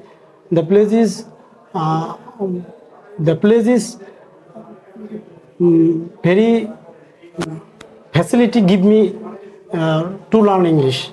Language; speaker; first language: English; non-native, learner; Bangla